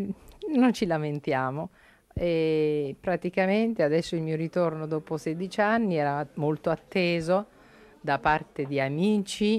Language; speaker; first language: Italian; native; Italian